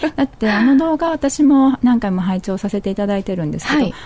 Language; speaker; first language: Japanese; native; Japanese